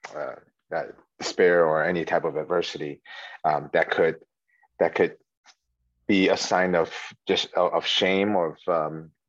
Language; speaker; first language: English; early bilingual, other home language; Chinese